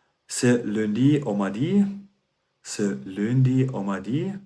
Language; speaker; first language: French; non-native, fluent; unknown